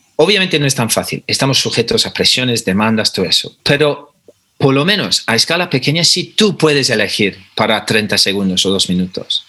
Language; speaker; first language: Spanish; non-native, fluent; English